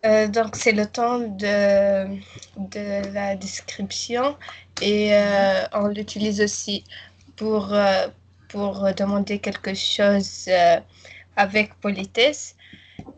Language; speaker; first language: French; non-native, learner; Arabic